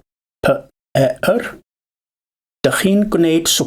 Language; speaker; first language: Welsh; non-native, learner; English